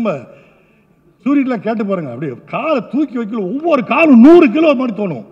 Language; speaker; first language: Tamil; native; Tamil